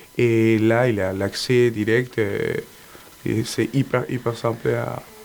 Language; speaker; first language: French; non-native, fluent; Spanish